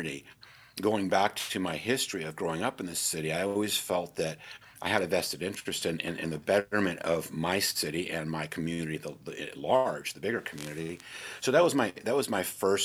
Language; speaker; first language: English; native; English